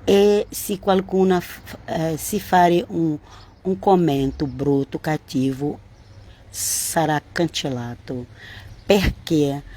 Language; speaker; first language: Italian; non-native, learner; Portuguese